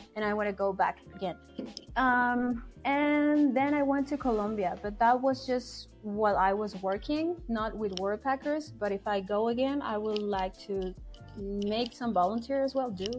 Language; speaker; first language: English; non-native, fluent; Spanish